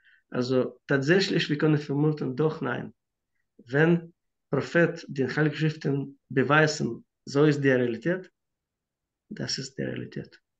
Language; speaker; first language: German; non-native, fluent; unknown